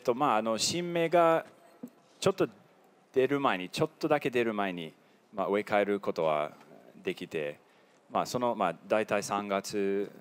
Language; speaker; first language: Japanese; non-native, fluent; English